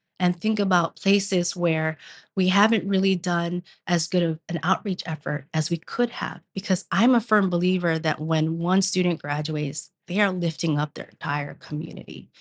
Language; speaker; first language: English; early bilingual, other home language; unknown